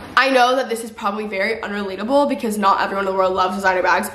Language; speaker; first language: English; native; English